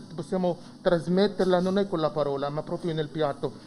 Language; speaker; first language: Italian; non-native, fluent; Arabic